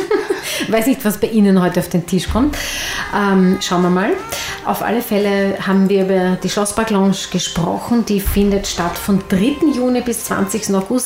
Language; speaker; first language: German; native; German